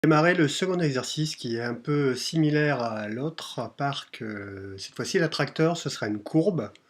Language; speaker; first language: French; native; French